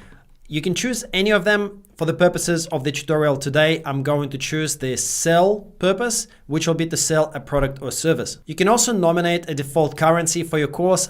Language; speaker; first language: English; native; English